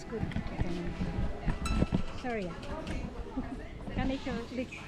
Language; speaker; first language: Dutch; non-native, learner; Filipino